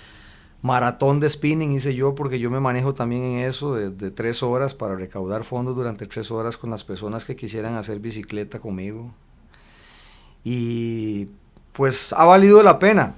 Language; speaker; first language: Spanish; native; Spanish